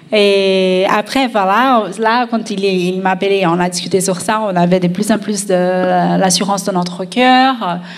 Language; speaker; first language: French; non-native, fluent; Portuguese